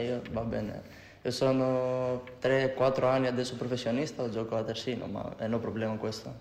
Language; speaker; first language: Italian; non-native, learner; Greek